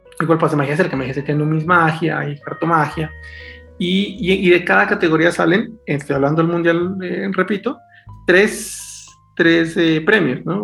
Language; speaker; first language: Spanish; native; Spanish